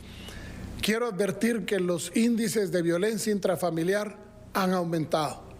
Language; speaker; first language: Spanish; native; Spanish